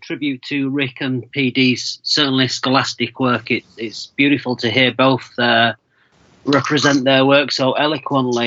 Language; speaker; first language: English; native; English